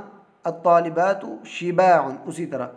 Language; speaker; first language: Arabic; non-native, fluent; Urdu